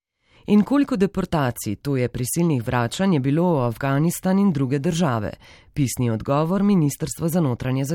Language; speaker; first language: Slovenian; native; Slovenian